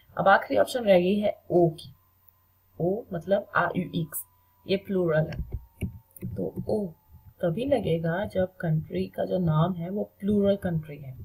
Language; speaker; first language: Hindi; native; Hindi